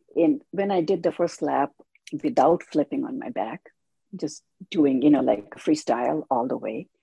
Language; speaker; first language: English; non-native, local second language; Hindi